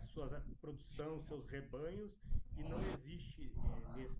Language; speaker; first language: Portuguese; native; Portuguese